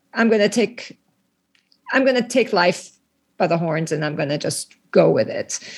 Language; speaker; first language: English; early bilingual, other home language; Persian